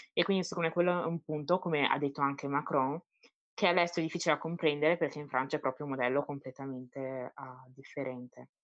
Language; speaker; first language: Italian; early bilingual, other home language; French